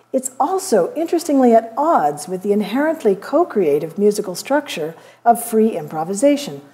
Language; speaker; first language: English; native; English